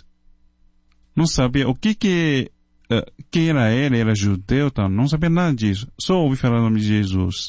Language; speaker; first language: Portuguese; non-native, fluent; Chinese